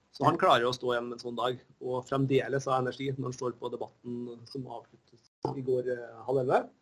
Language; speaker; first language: Norwegian; native; Norwegian